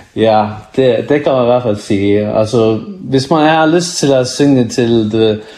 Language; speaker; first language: Danish; non-native, local second language; Faroese